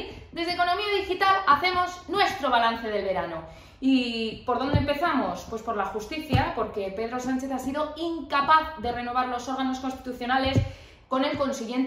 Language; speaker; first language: Spanish; native; Spanish